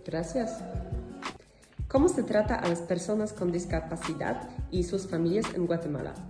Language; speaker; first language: Spanish; non-native, learner; Polish